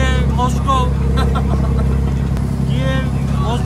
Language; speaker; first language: English; non-native, learner; Turkish